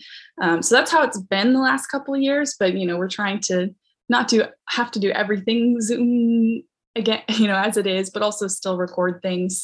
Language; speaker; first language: English; native; English